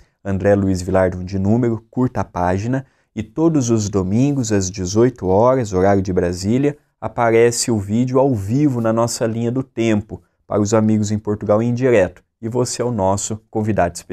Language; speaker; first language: Portuguese; native; Portuguese